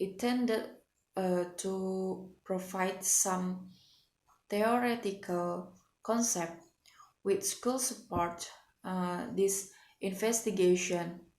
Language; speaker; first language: English; non-native, learner; Indonesian